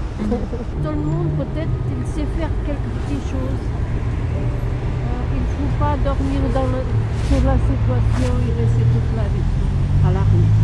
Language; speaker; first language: French; non-native, learner; Portuguese